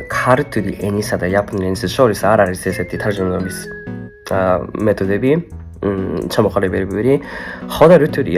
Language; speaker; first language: Georgian; non-native, fluent; Japanese